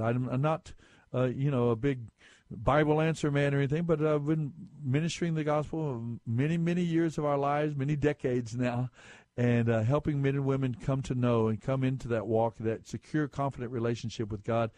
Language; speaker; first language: English; native; English